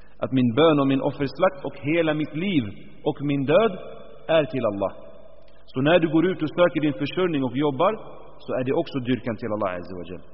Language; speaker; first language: Swedish; early bilingual, other home language; Arabic